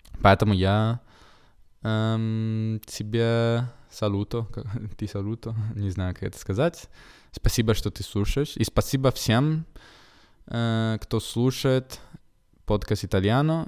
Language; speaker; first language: Russian; non-native, fluent; Italian